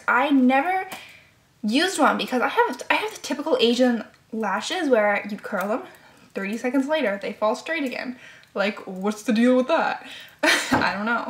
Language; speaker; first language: English; native; English